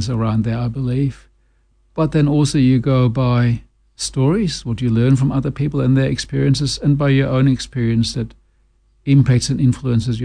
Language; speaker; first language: English; non-native, fluent; German